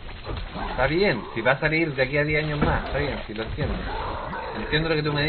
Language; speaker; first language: Spanish; native; Spanish